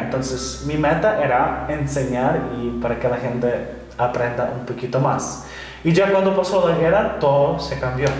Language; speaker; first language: Spanish; non-native, fluent; Ukrainian